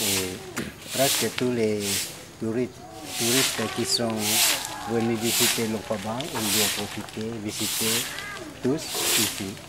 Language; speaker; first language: French; non-native, fluent; Lao